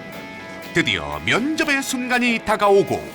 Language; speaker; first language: Korean; native; Korean